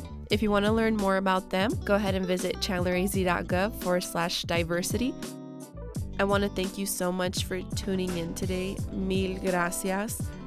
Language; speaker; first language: English; early bilingual, other home language; Spanish